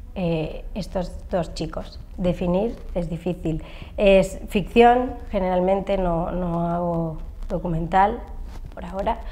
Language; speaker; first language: Spanish; native; Spanish